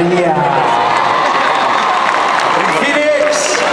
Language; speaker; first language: Spanish; non-native, learner; English